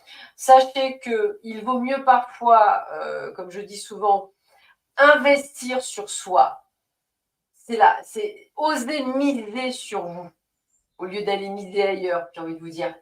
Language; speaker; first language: French; native; French